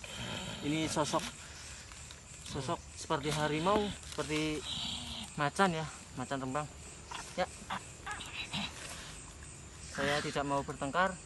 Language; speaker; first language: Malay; non-native, local second language; Javanese